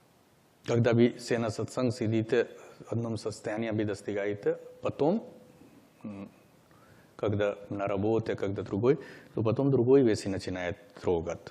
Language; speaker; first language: Russian; non-native, learner; Hindi